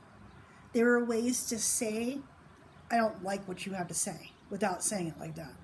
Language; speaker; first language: English; native; English